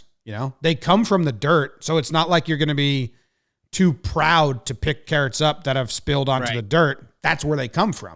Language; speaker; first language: English; native; English